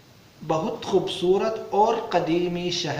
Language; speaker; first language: Hindi; non-native, learner; Arabic